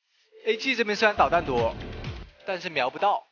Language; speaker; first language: Chinese; native; Chinese